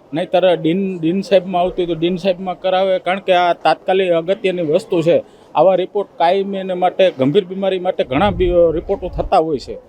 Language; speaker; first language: Gujarati; native; Gujarati